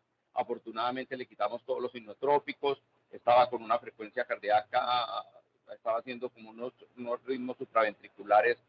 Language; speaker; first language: Spanish; native; Spanish